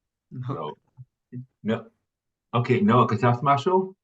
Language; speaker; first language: Hebrew; non-native, fluent; English